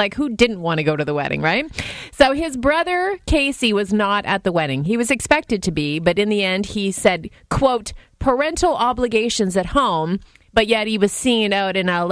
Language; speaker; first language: English; native; English